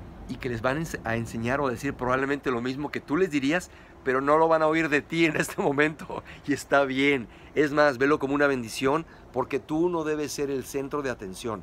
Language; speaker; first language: Spanish; native; Spanish